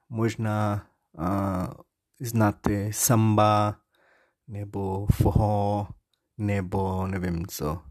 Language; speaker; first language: Czech; non-native, learner; Portuguese